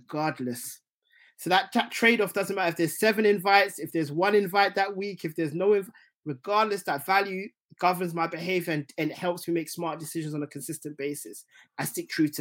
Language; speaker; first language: English; native; English